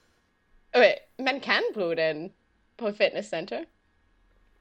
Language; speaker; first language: Danish; non-native, learner; English